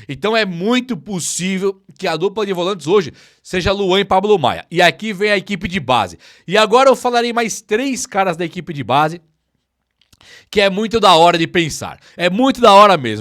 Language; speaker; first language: Portuguese; native; Portuguese